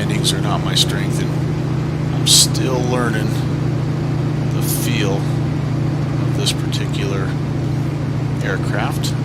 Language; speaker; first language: English; native; English